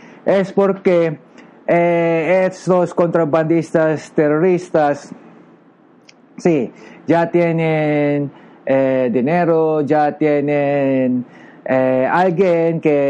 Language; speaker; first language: Spanish; non-native, learner; Filipino